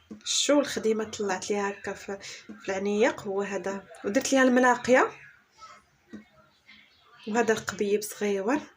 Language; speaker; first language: Arabic; native; Arabic